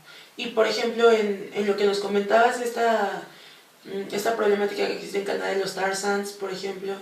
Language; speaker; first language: Spanish; native; Spanish